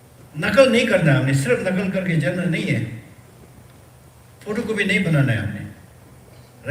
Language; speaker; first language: Hindi; early bilingual, other home language; Tibetan